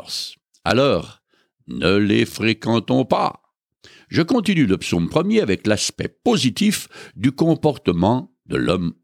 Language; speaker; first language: French; native; French